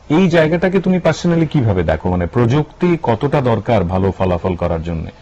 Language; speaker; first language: Bangla; native; Bangla